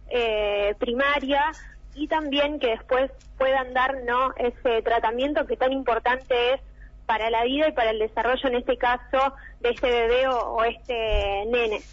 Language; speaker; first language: Spanish; native; Spanish